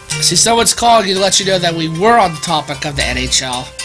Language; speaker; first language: English; native; English